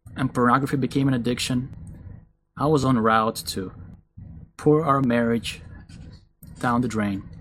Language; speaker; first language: English; early bilingual, other home language; Russian